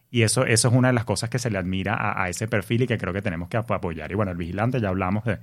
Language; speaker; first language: Spanish; native; Spanish